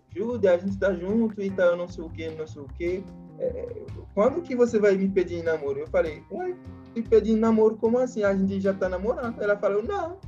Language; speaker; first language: Portuguese; non-native, fluent; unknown